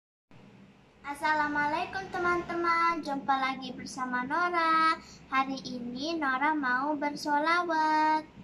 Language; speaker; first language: Indonesian; native; Indonesian